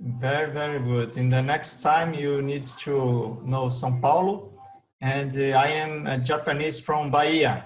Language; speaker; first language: English; non-native, learner; Portuguese